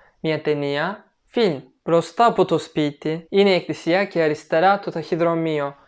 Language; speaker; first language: Greek; non-native, learner; Turkish